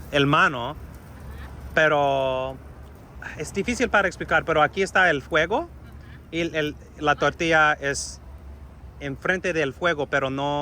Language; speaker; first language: Spanish; non-native, learner; English